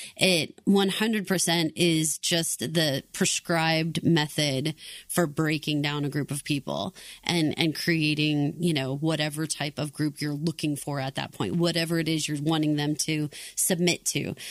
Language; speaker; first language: English; native; English